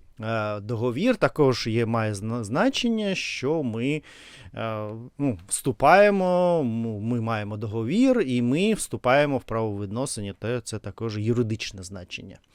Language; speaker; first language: Ukrainian; non-native, learner; Russian